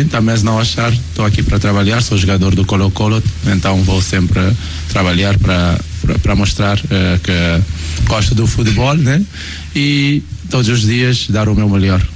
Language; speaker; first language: Portuguese; non-native, local second language; Kabuverdianu